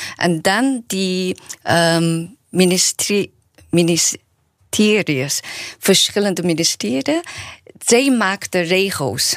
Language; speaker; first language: Dutch; non-native, learner; Chinese